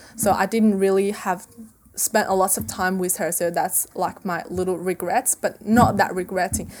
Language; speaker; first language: English; non-native, fluent; Chinese